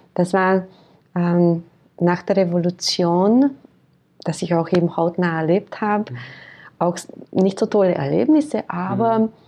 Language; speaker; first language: German; non-native, fluent; Hungarian